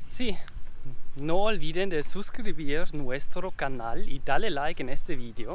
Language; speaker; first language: Spanish; non-native, learner; German